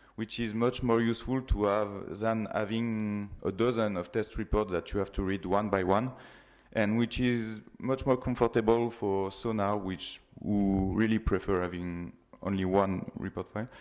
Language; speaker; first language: English; non-native, fluent; French